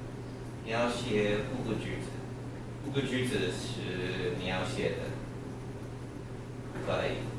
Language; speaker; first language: Chinese; non-native, learner; English